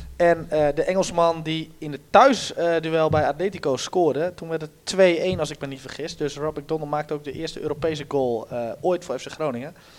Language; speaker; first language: Dutch; native; Dutch